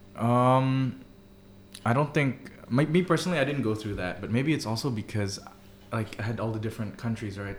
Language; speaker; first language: English; early bilingual, other home language; Indonesian